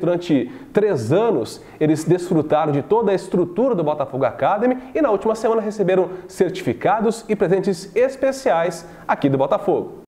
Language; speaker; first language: Portuguese; native; Portuguese